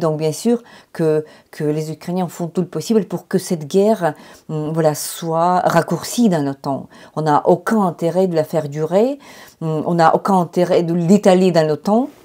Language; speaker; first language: French; non-native, fluent; Ukrainian